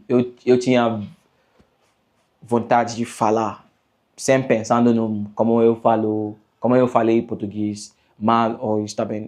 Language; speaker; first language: Portuguese; non-native, learner; English